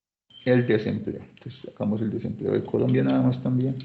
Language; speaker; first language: Spanish; native; Spanish